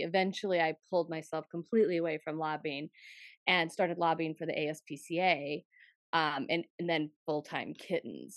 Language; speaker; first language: English; native; English